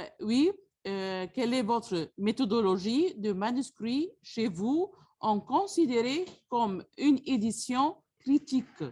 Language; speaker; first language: French; non-native, learner; Arabic